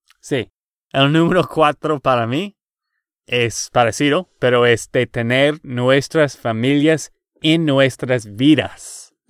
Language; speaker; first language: Spanish; non-native, fluent; English